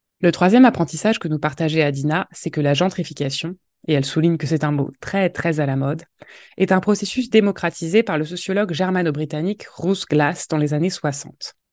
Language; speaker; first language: French; native; French